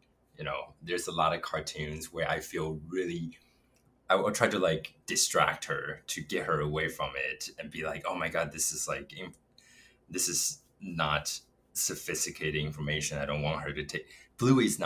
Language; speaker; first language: English; non-native, fluent; Chinese